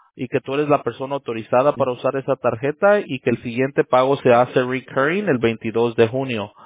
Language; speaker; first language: Spanish; early bilingual, heritage; Spanish